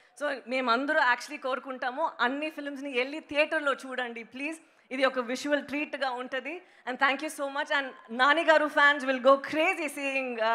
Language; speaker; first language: Telugu; non-native, local second language; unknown